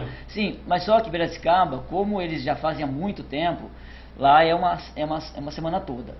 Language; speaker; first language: Portuguese; native; Portuguese